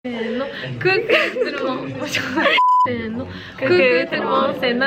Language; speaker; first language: French; non-native, learner; Japanese